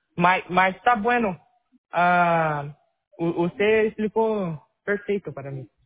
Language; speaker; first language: Spanish; non-native, learner; Portuguese